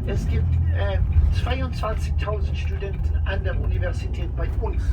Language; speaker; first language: German; non-native, fluent; English